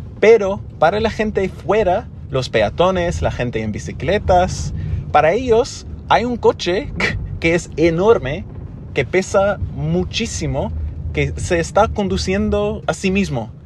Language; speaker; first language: Spanish; non-native, fluent; English